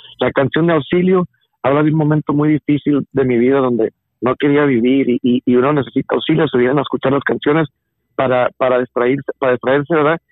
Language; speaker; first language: Spanish; early bilingual, heritage; Spanish